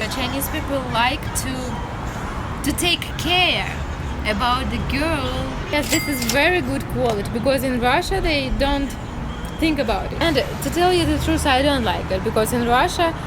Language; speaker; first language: English; non-native, learner; Russian